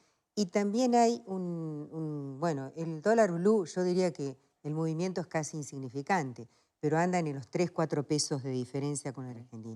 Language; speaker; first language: Spanish; native; Spanish